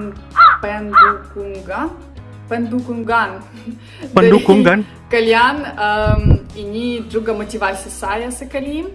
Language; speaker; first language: Indonesian; non-native, learner; Ukrainian